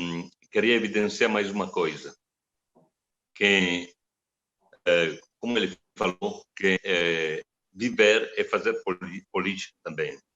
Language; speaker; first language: Portuguese; non-native, fluent; Italian